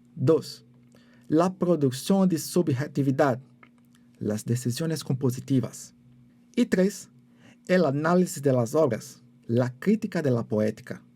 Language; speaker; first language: Spanish; non-native, fluent; Portuguese